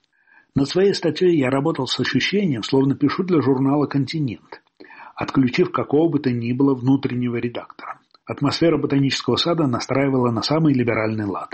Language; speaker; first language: Russian; native; Russian